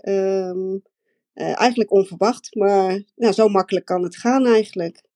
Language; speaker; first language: Dutch; native; Dutch